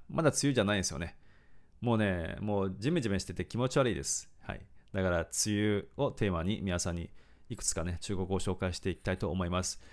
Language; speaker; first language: Japanese; non-native, fluent; Chinese